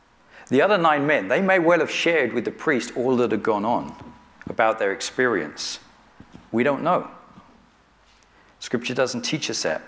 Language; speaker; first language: English; native; English